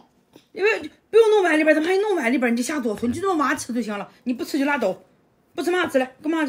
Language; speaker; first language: Chinese; native; Chinese